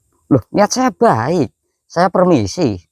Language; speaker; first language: Indonesian; native; Indonesian